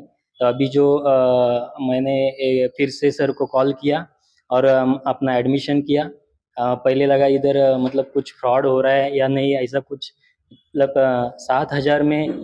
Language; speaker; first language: Hindi; non-native, local second language; Marathi